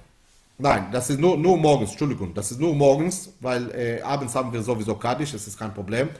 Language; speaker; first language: German; non-native, fluent; Yiddish